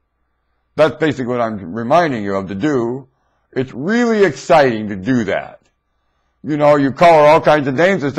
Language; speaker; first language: English; native; English